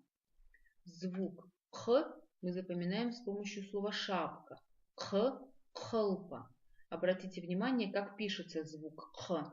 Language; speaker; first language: Russian; non-native, local second language; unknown